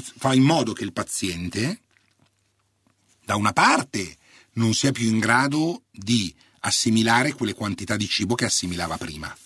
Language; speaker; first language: Italian; native; Italian